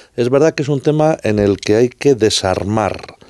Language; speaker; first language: Spanish; native; Spanish